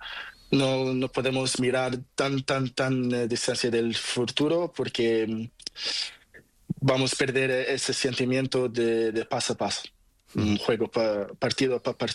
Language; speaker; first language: Spanish; non-native, learner; Portuguese